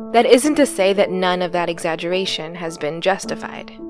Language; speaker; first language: English; early bilingual, other home language; Filipino